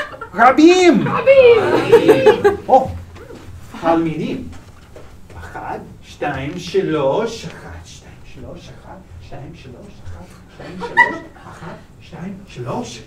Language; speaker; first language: Hebrew; non-native, learner; English